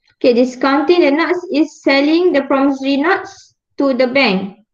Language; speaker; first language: English; non-native, local second language; Malay